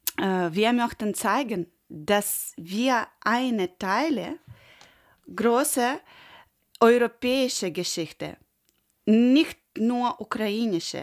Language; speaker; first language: German; non-native, learner; Ukrainian